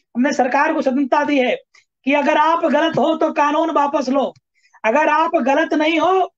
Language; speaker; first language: Hindi; native; Hindi